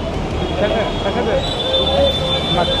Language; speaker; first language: Russian; non-native, learner; Hindi